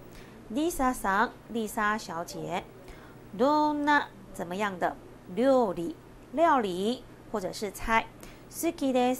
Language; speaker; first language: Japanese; non-native, fluent; Chinese